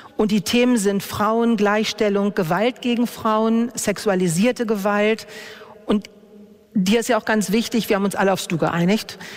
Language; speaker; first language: German; native; German